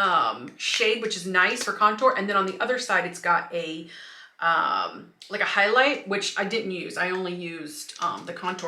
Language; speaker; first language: English; native; English